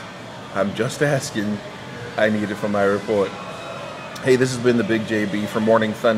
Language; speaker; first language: English; native; English